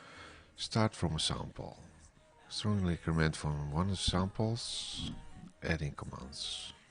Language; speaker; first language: English; non-native, fluent; Dutch